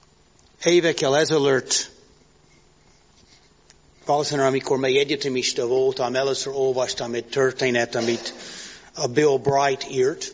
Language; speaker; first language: Hungarian; non-native, learner; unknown